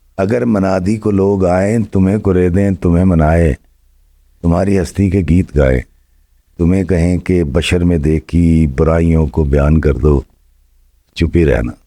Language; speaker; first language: Urdu; non-native, local second language; Punjabi